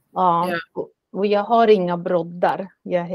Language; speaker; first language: Swedish; non-native, fluent; Russian